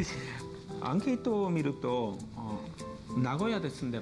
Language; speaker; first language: Japanese; non-native, learner; Korean